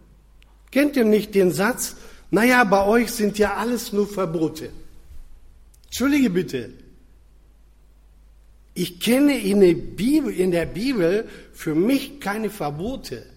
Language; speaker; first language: German; non-native, fluent; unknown